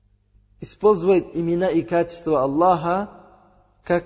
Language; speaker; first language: Russian; non-native, learner; Uzbek